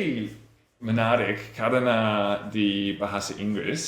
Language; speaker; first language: Indonesian; non-native, learner; English